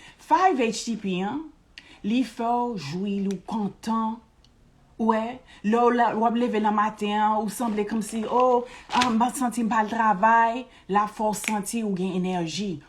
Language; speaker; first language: Haitian Creole; early bilingual, heritage; Haitian Creole